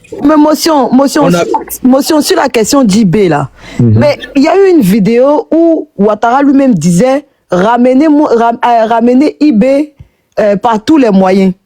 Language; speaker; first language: French; native; French